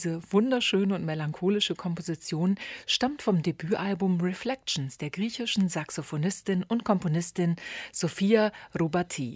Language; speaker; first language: German; native; German